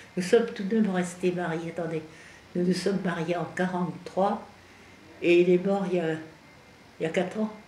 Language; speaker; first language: French; native; French